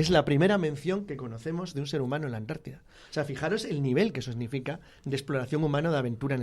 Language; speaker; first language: Spanish; native; Spanish